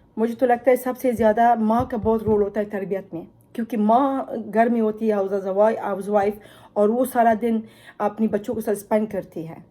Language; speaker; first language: Urdu; non-native, local second language; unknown